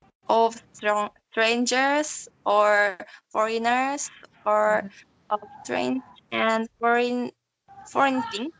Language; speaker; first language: English; non-native, learner; Korean